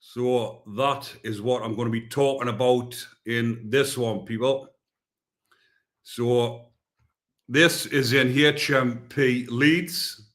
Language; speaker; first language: English; native; English